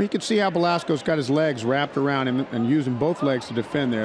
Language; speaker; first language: English; native; English